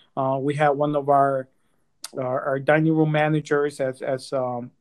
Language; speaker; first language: English; early bilingual, other home language; Spanish